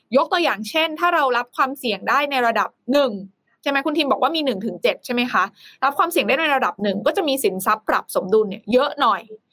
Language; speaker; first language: Thai; native; Thai